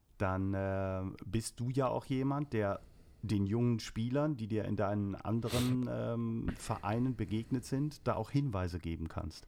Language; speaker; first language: German; native; German